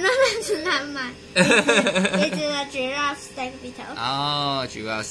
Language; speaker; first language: English; non-native, learner; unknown